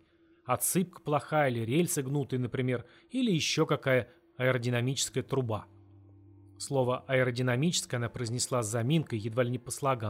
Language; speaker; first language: Russian; native; Russian